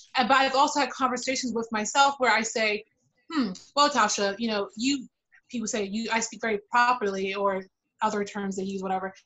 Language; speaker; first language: English; native; English